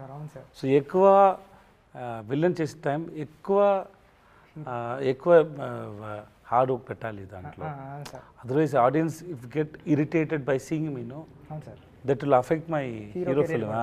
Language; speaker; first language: Telugu; non-native, local second language; Tamil